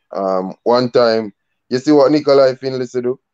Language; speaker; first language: English; native; English